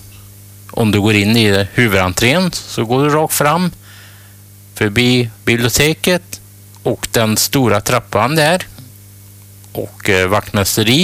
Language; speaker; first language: Swedish; native; Swedish